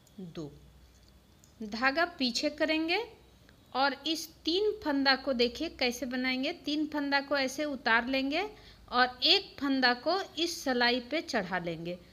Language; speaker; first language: Hindi; native; Hindi